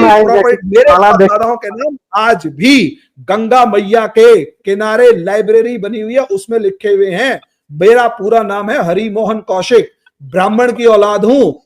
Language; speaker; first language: Hindi; native; Hindi